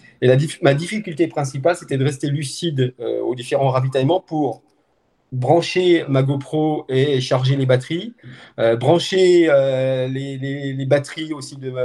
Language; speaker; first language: French; native; French